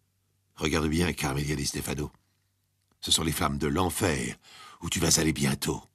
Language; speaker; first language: French; native; French